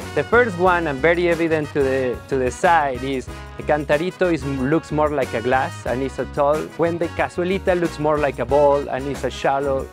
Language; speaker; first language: English; non-native, fluent; Spanish